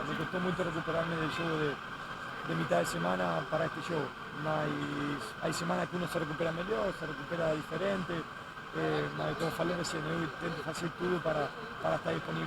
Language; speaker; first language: Portuguese; non-native, fluent; Spanish